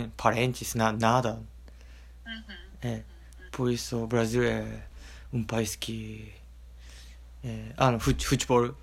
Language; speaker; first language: Portuguese; non-native, learner; Japanese